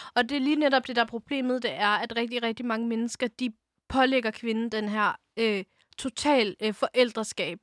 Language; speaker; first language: Danish; early bilingual, other home language; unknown